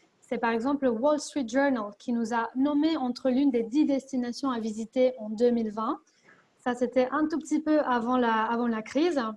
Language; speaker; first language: French; non-native, fluent; Spanish